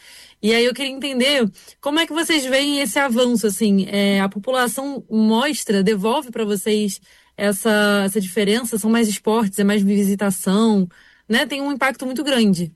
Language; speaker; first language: Portuguese; native; Portuguese